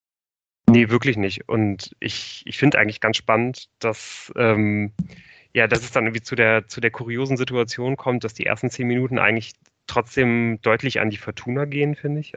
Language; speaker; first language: German; native; German